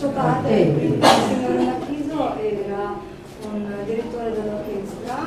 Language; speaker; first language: Italian; non-native, learner; Japanese